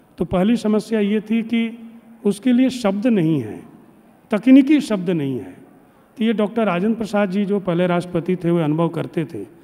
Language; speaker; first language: Hindi; native; Hindi